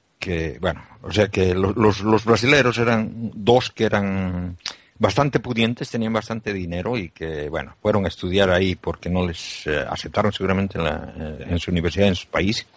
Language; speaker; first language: Spanish; native; Spanish